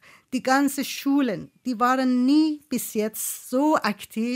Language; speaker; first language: German; non-native, fluent; Persian